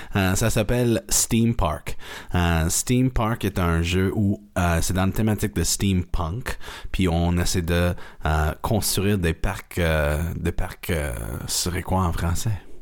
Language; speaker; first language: French; native; French